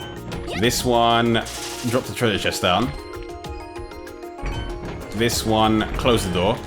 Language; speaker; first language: English; native; English